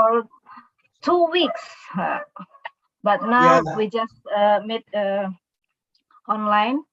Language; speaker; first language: English; non-native, local second language; Indonesian